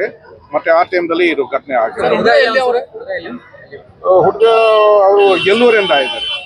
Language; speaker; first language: Kannada; non-native, local second language; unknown